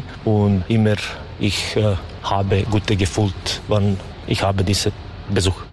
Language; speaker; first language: German; non-native, learner; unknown